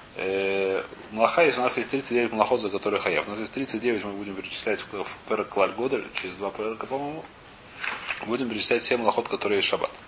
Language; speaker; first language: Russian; early bilingual, heritage; Russian